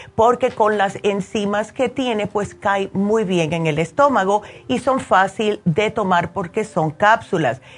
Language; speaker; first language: Spanish; early bilingual, heritage; Spanish